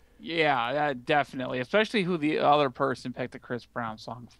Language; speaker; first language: English; native; English